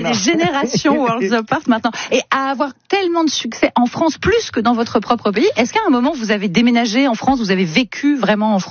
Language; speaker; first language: French; native; French